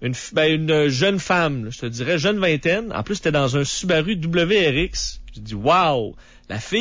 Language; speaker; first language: French; native; French